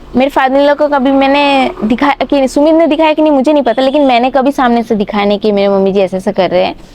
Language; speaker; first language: Hindi; non-native, local second language; Bangla